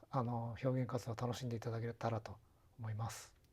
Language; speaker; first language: Japanese; native; Japanese